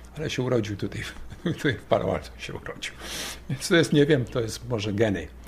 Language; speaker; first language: Polish; early bilingual, heritage; Polish